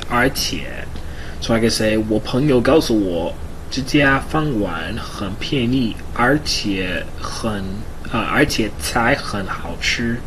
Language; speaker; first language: Chinese; non-native, learner; English